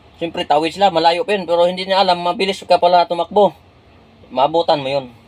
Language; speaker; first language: Filipino; non-native, local second language; Cebuano